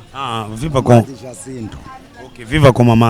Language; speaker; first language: Portuguese; non-native, learner; Kinyarwanda